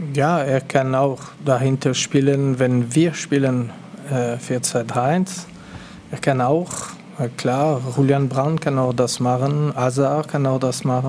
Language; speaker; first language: German; non-native, local second language; French